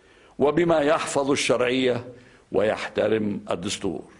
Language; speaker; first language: Arabic; native; Arabic